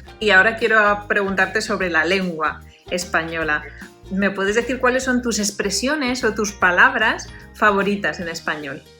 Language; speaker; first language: Spanish; native; Spanish